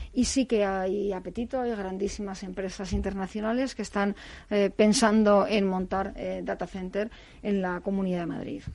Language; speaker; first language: Spanish; native; Spanish